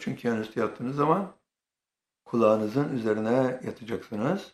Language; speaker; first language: Turkish; native; Turkish